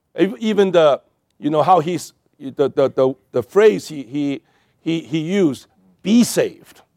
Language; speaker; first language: English; non-native, local second language; Cantonese